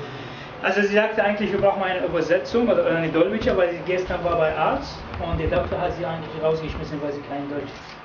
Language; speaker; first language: German; non-native, learner; Arabic